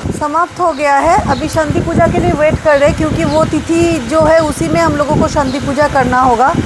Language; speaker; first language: Hindi; non-native, local second language; Bangla